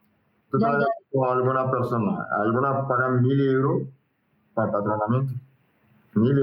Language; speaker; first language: Spanish; non-native, learner; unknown